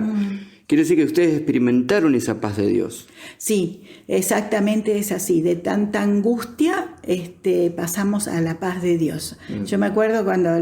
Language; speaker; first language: Spanish; native; Spanish